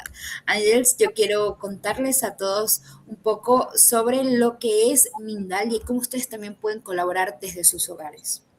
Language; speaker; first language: Spanish; native; Spanish